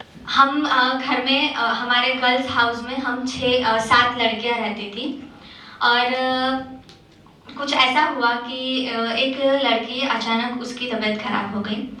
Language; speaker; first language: Hindi; native; Hindi